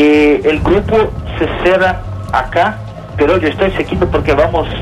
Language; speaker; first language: Spanish; non-native, learner; Portuguese